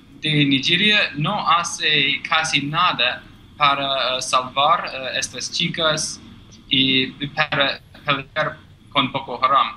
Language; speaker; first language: Spanish; non-native, learner; English